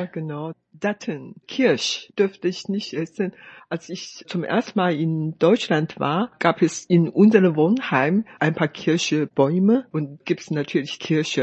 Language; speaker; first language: German; non-native, fluent; Chinese